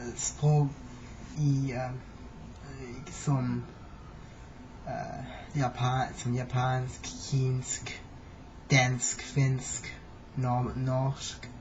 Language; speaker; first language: Danish; non-native, learner; English